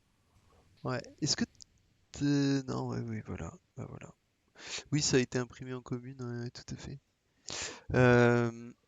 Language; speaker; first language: French; native; French